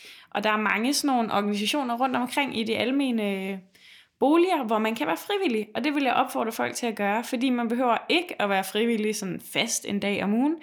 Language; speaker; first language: Danish; native; Danish